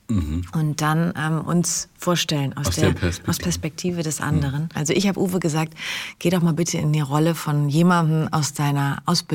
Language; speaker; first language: German; native; German